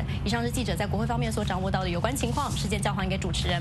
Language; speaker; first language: Chinese; native; Chinese